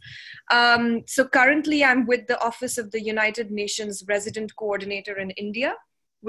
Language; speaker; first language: English; non-native, local second language; Hindi